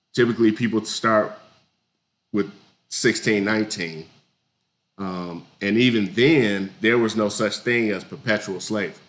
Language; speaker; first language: English; native; English